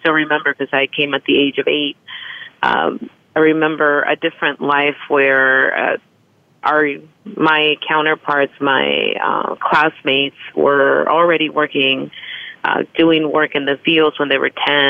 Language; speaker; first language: English; early bilingual, other home language; Spanish